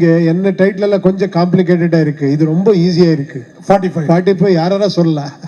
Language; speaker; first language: Tamil; non-native, learner; Kannada